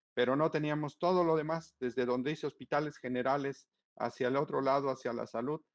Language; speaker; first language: Spanish; native; Spanish